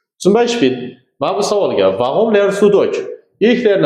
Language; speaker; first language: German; non-native, learner; Uzbek